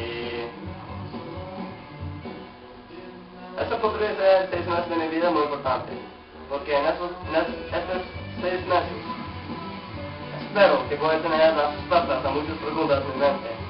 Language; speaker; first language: Spanish; non-native, learner; English